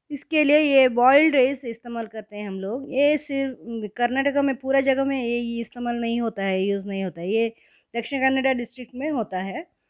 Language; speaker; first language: Hindi; non-native, local second language; Kannada